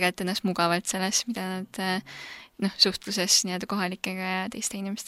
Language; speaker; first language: Estonian; early bilingual, other home language; Korean